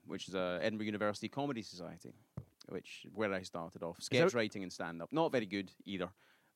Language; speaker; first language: English; native; English